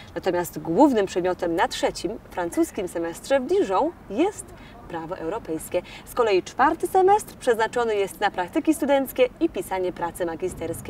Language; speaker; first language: Polish; native; Polish